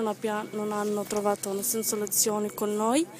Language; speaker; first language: Italian; non-native, fluent; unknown